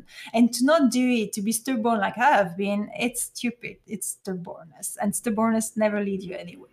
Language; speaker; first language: English; non-native, fluent; French